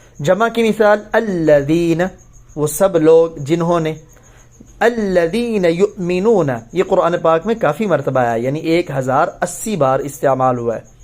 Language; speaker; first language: Urdu; native; Urdu